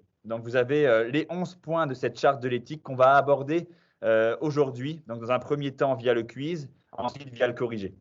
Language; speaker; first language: French; native; French